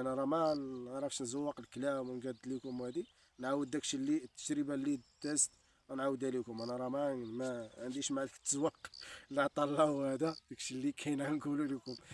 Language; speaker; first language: Arabic; native; Arabic